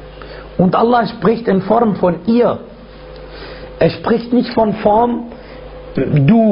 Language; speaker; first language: German; non-native, fluent; Arabic